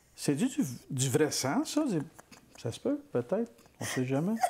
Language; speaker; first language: French; native; French